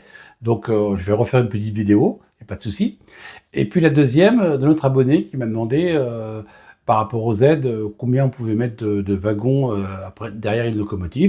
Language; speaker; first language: French; native; French